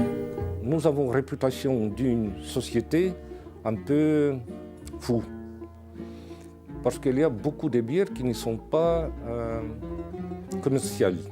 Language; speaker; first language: French; non-native, fluent; Russian